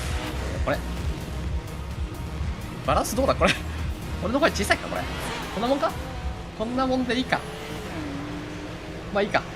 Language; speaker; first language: Japanese; native; Japanese